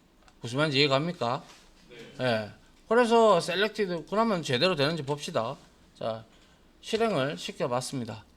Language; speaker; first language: Korean; native; Korean